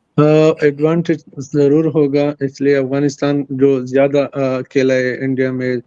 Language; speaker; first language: Hindi; non-native, fluent; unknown